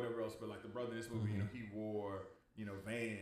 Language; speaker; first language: English; native; English